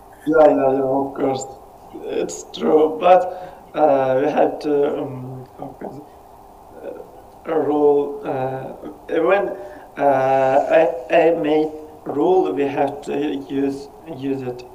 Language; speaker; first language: English; non-native, learner; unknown